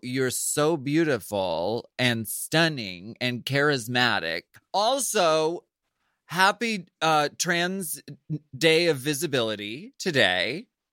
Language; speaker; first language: English; native; English